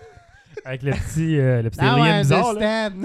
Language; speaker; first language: French; native; French